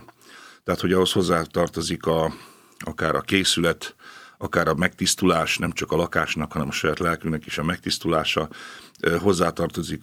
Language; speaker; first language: Hungarian; native; Hungarian